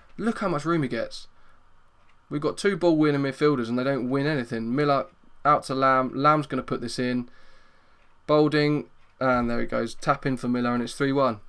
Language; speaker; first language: English; native; English